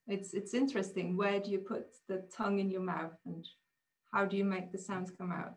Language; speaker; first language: English; non-native, fluent; Swedish